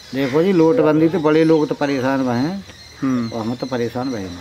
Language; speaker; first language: Hindi; native; Hindi